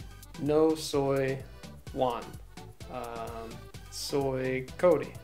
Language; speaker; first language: Spanish; non-native, learner; English